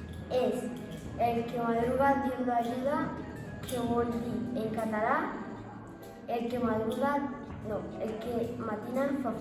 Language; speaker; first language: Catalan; non-native, learner; Spanish